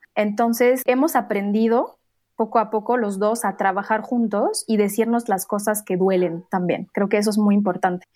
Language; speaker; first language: Spanish; non-native, fluent; Arabic